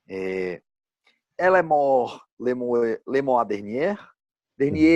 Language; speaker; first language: French; non-native, learner; Portuguese